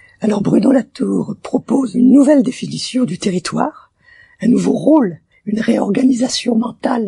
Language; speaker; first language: French; native; French